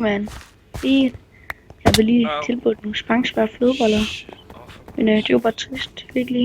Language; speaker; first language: Danish; native; Danish